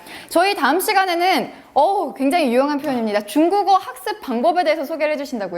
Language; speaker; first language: Korean; native; Korean